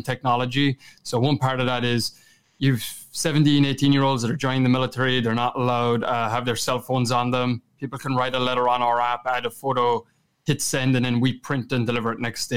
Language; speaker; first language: English; native; English